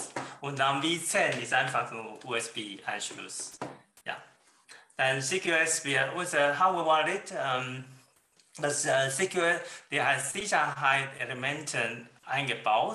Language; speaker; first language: German; non-native, learner; Chinese